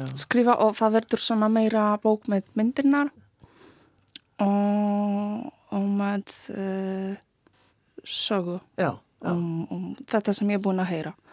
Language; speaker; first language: Icelandic; non-native, learner; Polish